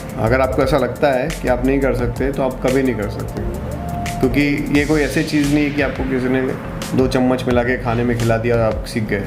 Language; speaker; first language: Hindi; native; Hindi